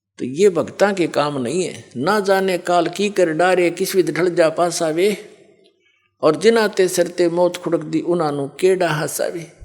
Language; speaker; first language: Hindi; native; Hindi